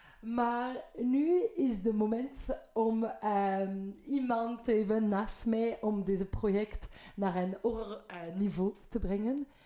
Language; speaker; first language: Dutch; non-native, fluent; French